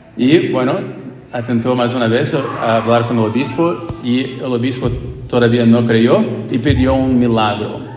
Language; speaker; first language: Spanish; non-native, fluent; English